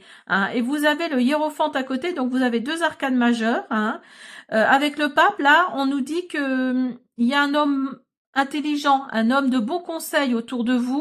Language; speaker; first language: French; native; French